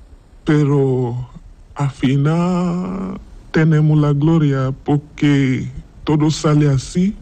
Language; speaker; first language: Spanish; non-native, learner; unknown